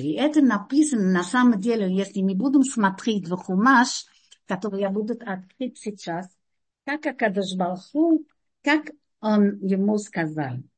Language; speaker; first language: Russian; non-native, fluent; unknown